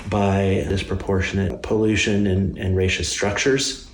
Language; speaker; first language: English; native; English